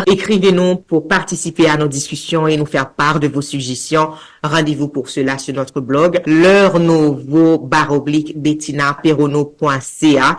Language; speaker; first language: French; native; French